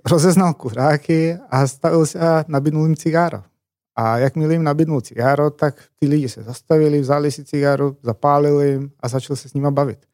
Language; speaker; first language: Czech; non-native, fluent; Macedonian